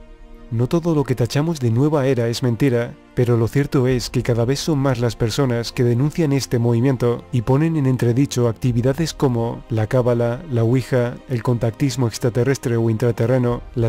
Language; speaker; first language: Spanish; native; Spanish